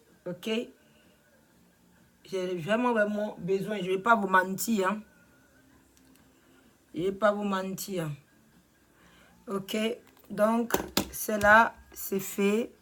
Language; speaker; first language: French; non-native, learner; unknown